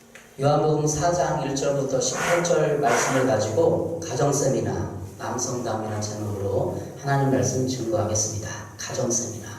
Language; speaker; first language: Korean; native; Korean